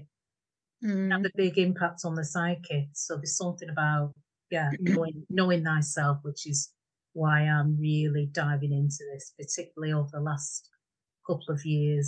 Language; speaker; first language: English; native; English